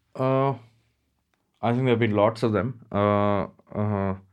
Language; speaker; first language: English; non-native, local second language; Hindi